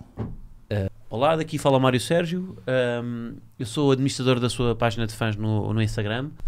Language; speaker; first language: Portuguese; native; Portuguese